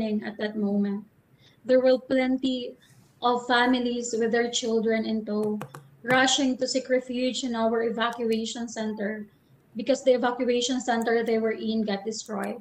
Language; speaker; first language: English; non-native, local second language; Waray